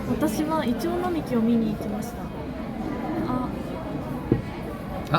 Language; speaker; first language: Japanese; non-native, learner; Korean